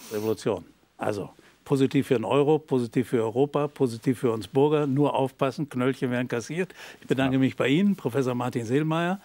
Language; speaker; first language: German; native; German